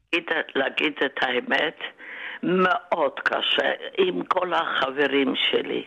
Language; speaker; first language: Hebrew; non-native, fluent; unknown